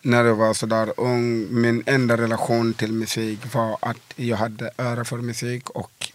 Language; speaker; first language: Swedish; early bilingual, other home language; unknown